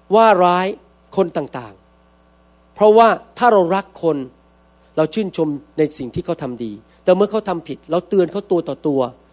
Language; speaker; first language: Thai; native; Thai